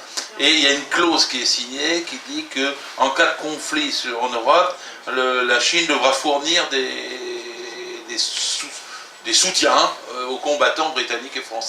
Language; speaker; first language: French; native; French